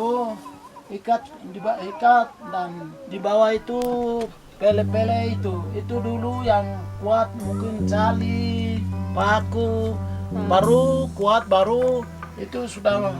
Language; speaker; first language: Indonesian; non-native, local second language; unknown